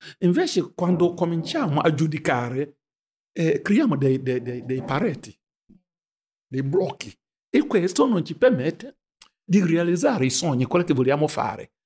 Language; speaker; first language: Italian; non-native, fluent; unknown